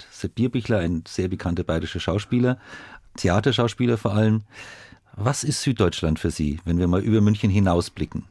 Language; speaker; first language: German; native; German